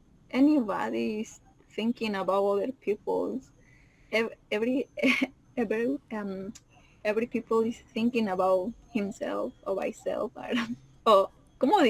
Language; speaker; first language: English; non-native, learner; Spanish